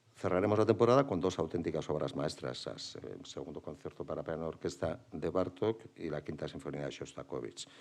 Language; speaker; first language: Spanish; native; Spanish